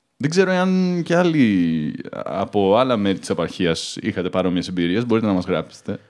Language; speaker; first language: Greek; early bilingual, heritage; Greek